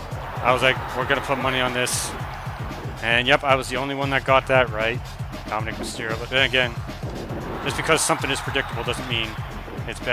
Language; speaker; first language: English; native; English